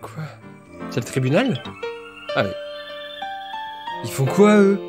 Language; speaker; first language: French; native; French